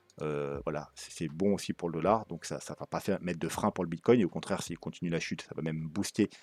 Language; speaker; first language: French; native; French